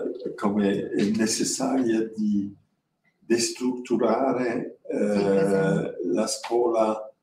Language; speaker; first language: Italian; non-native, learner; French